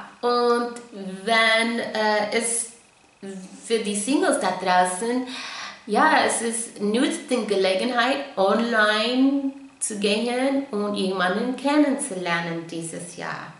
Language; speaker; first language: German; non-native, fluent; English